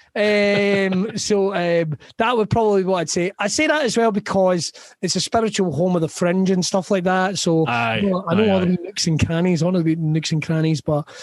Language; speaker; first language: English; native; English